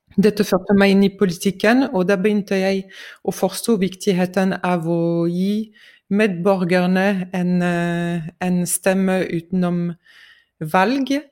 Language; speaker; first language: Norwegian; non-native, fluent; French